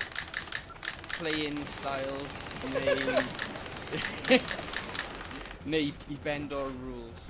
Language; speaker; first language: Welsh; native; Welsh